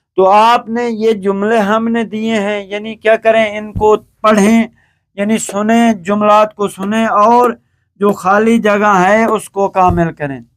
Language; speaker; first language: Urdu; native; Urdu